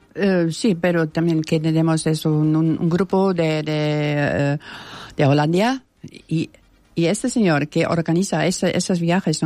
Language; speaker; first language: Spanish; non-native, fluent; German